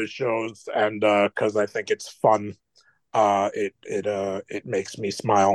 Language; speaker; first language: English; native; English